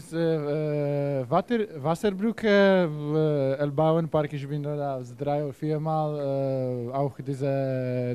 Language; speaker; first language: German; non-native, learner; Polish